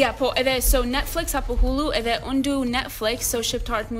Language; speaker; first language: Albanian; early bilingual, heritage; Albanian